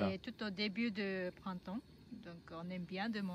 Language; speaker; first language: French; non-native, fluent; Japanese